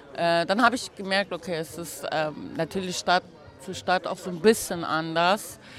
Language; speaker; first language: German; non-native, fluent; Persian